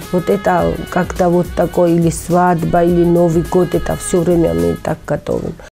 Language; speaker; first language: Russian; non-native, local second language; Georgian